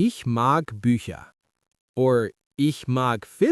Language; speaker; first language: German; non-native, learner; English